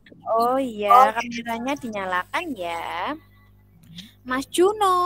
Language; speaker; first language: Indonesian; native; Indonesian